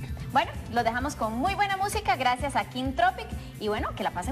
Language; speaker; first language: Spanish; native; Spanish